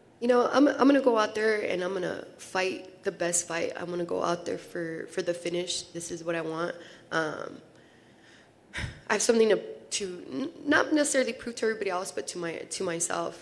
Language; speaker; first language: English; early bilingual, other home language; Spanish